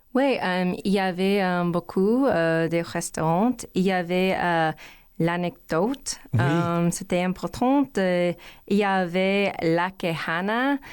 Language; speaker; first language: French; non-native, learner; English